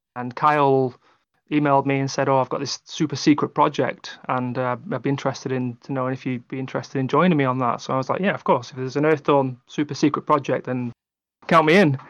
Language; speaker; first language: English; native; English